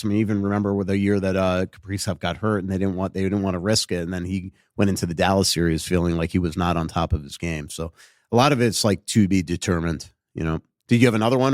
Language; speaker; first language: English; native; English